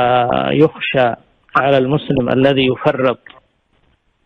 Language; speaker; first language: Arabic; native; Arabic